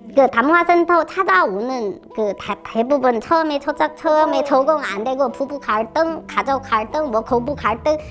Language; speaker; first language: Korean; non-native, fluent; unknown